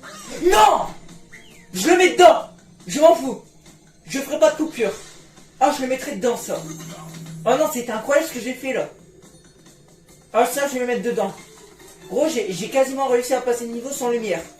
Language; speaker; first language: French; native; French